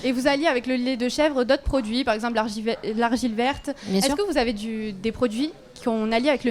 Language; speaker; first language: French; native; French